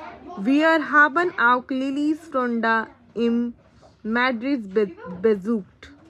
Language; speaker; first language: German; non-native, learner; Hindi